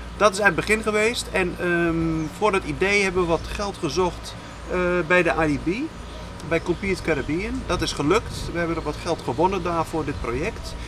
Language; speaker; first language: Dutch; native; Dutch